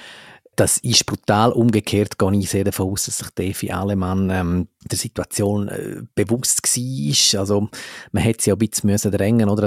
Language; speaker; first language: German; native; German